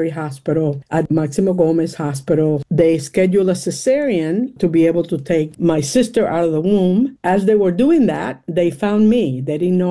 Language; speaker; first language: English; non-native, local second language; Spanish